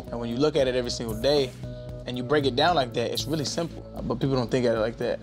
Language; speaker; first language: English; native; English